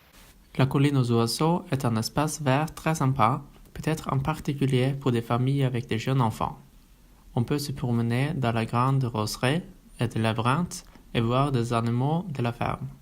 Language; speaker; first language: French; non-native, learner; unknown